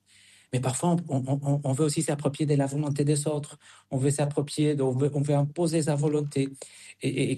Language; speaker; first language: French; non-native, fluent; Spanish